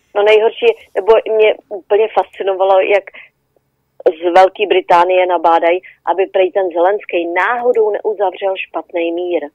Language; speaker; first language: Czech; native; Czech